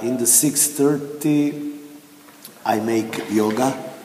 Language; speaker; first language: English; non-native, learner; Croatian